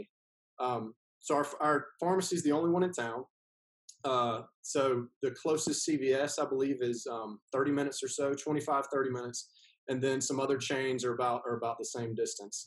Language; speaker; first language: English; native; English